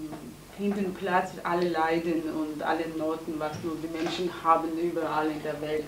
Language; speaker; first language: German; non-native, fluent; Georgian